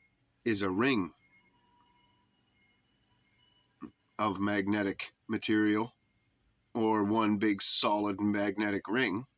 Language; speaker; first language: English; native; English